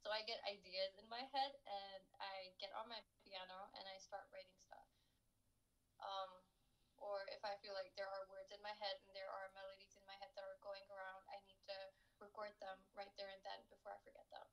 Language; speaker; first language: English; non-native, local second language; Urdu